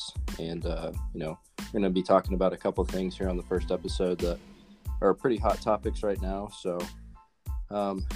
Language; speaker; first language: English; native; English